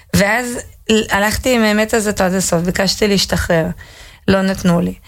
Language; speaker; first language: Hebrew; early bilingual, other home language; Russian